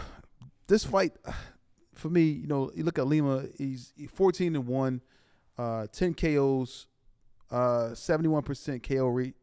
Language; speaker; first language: English; native; English